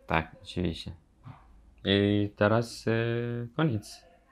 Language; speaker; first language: Polish; non-native, learner; Arabic